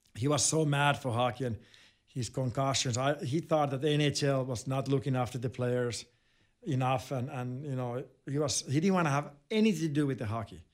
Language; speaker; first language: English; non-native, fluent; Finnish